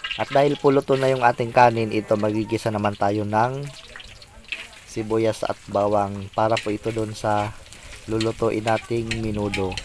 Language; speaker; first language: Filipino; non-native, local second language; Bikol